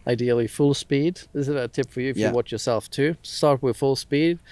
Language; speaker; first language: English; non-native, fluent; Swedish